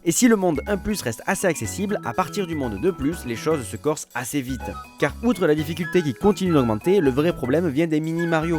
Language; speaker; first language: French; native; French